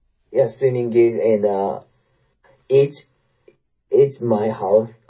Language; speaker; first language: English; non-native, learner; Japanese